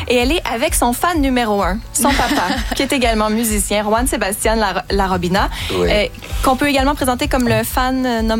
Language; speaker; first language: French; native; French